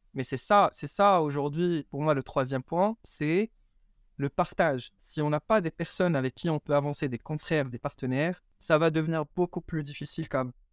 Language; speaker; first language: French; non-native, local second language; Arabic